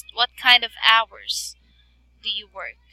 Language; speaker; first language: English; non-native, fluent; Filipino